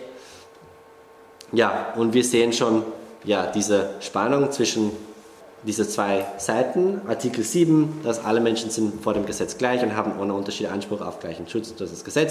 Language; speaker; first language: German; non-native, fluent; English